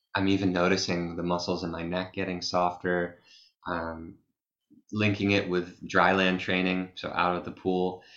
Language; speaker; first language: English; native; English